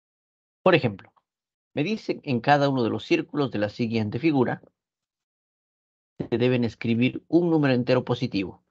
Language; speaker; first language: Spanish; native; Spanish